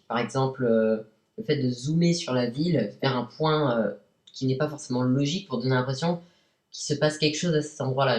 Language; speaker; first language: French; native; French